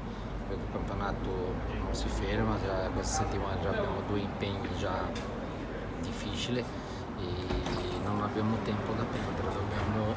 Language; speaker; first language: Italian; non-native, fluent; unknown